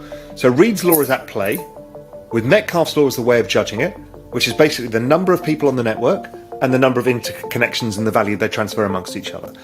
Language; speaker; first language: English; native; English